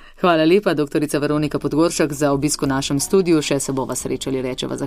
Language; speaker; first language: Slovenian; native; Slovenian